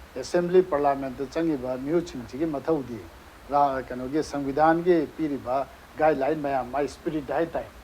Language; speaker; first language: Manipuri; native; Manipuri